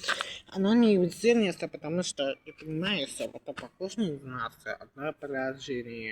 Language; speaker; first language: Russian; non-native, learner; Uzbek